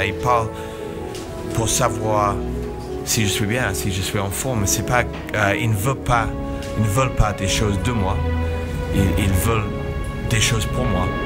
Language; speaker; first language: French; non-native, fluent; English